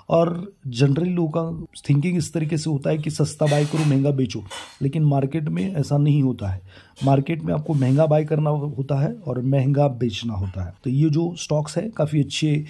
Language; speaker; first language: Hindi; non-native, local second language; Marathi